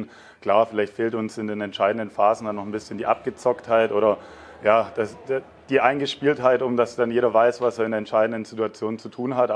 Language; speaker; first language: German; native; German